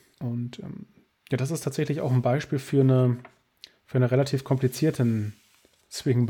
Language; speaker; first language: German; native; German